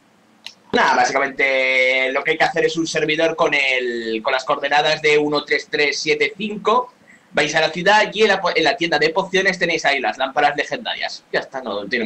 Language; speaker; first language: Spanish; native; Spanish